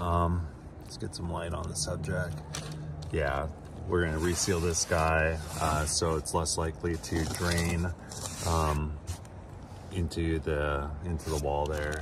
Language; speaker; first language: English; native; English